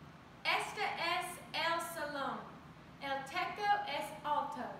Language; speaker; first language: Spanish; non-native, learner; English